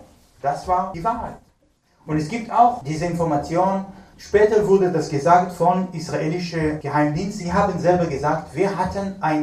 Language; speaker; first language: German; non-native, fluent; Hebrew